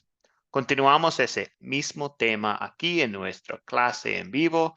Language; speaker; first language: Spanish; non-native, fluent; English